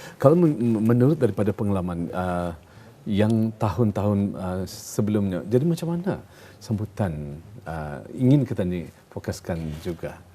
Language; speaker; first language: Malay; native; Malay